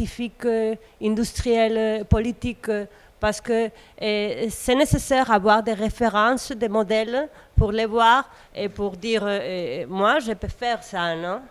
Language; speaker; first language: French; non-native, learner; Spanish